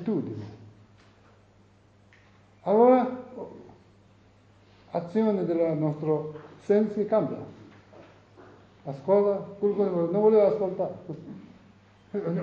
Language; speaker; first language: Italian; non-native, learner; Tibetan